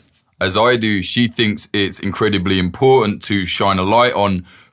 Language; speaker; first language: English; native; English